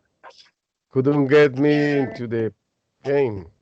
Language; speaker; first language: English; non-native, learner; Spanish